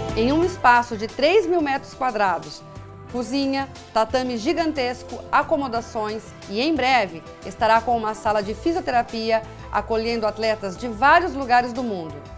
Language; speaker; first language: Portuguese; native; Portuguese